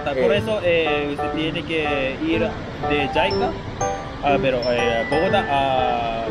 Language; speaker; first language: Spanish; non-native, learner; Japanese